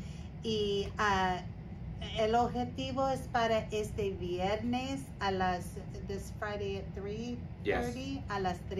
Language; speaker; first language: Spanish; non-native, learner; English